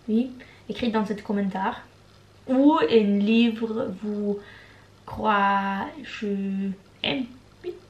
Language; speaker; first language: French; non-native, learner; Norwegian